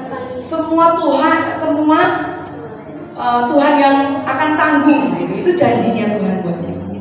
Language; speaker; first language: Indonesian; native; Indonesian